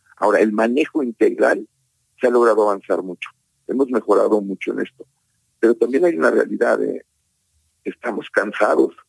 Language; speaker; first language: Spanish; native; Spanish